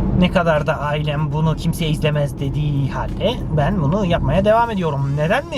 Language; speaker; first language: Turkish; early bilingual, heritage; Turkish